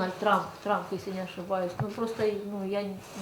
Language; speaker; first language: Russian; native; Russian